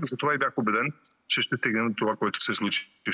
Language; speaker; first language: Bulgarian; native; Bulgarian